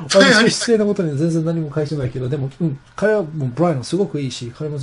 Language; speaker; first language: Japanese; non-native, fluent; English